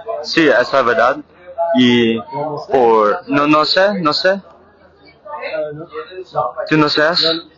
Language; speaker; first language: Spanish; non-native, learner; English